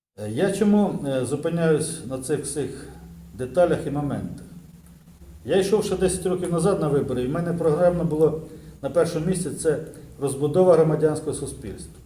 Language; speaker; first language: Ukrainian; native; Ukrainian